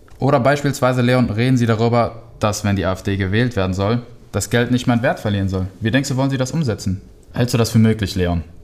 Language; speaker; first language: German; early bilingual, other home language; Spanish